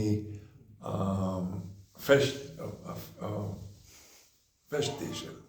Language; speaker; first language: Hungarian; early bilingual, heritage; Hungarian